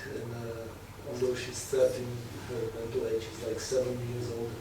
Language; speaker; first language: English; non-native, fluent; Czech